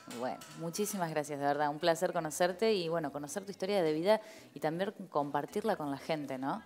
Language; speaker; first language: Spanish; native; Spanish